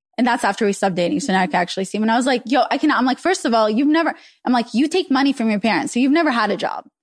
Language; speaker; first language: English; early bilingual, other home language; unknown